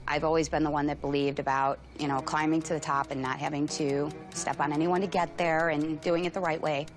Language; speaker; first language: English; native; English